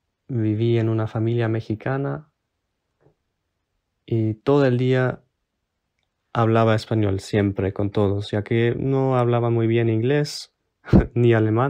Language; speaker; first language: Spanish; non-native, fluent; German